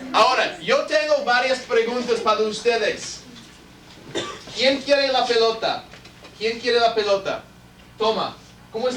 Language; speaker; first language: Spanish; non-native, fluent; English